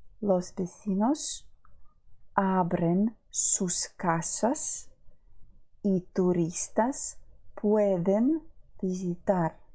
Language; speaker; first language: Spanish; non-native, fluent; Ukrainian